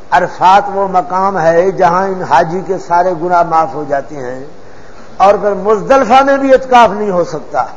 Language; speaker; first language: Urdu; non-native, local second language; Punjabi